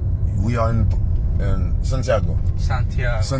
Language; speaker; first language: English; non-native, learner; Haitian Creole